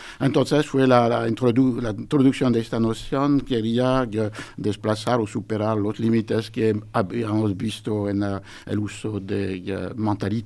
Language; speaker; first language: Spanish; non-native, fluent; French